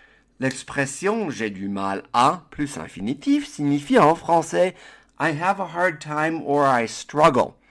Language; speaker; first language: French; non-native, fluent; English